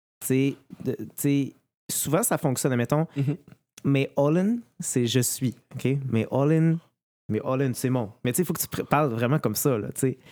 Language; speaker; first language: French; native; French